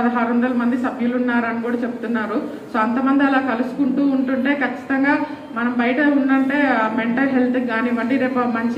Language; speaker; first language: Telugu; native; Telugu